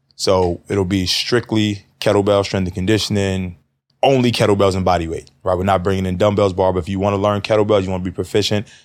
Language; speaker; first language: English; native; English